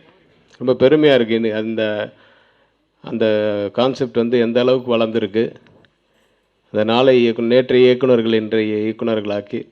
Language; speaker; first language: Tamil; native; Tamil